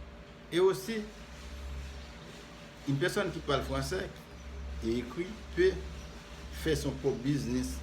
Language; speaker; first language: French; non-native, fluent; Spanish